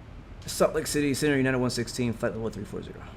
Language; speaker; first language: English; native; English